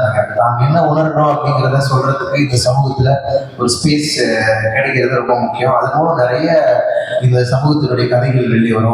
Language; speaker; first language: Tamil; native; Tamil